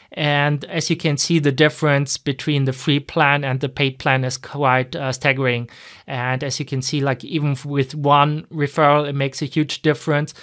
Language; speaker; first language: English; non-native, fluent; German